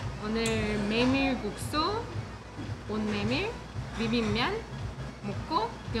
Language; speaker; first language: Korean; non-native, fluent; Russian